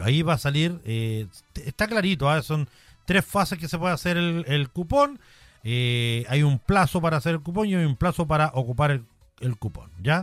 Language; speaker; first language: Spanish; native; Spanish